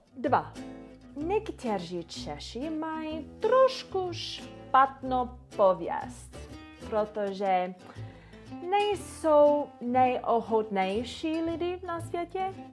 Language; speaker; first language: Czech; non-native, learner; English